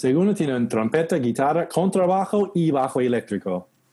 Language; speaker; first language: Spanish; non-native, learner; English